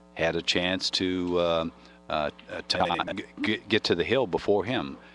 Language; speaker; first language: English; native; English